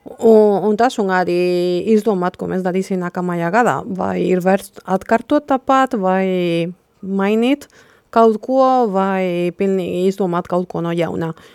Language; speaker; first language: Latvian; non-native, fluent; Spanish